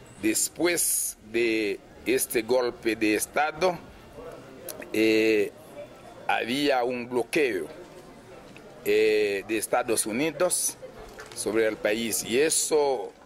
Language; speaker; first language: Spanish; non-native, fluent; Haitian Creole